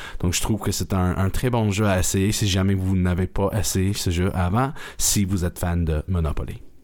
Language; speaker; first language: French; native; French